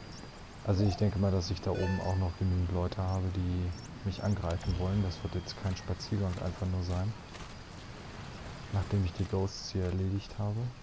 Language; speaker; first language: German; native; German